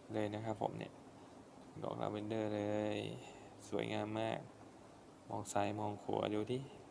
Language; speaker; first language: Thai; non-native, local second language; Northeastern Thai